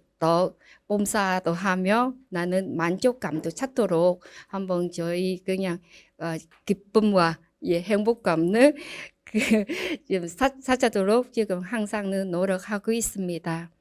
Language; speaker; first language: Korean; non-native, learner; Vietnamese